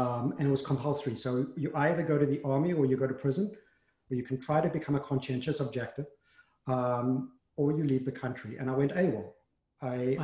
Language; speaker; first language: English; native; English